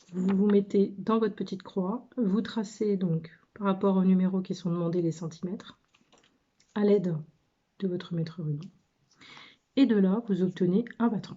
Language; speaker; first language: French; native; French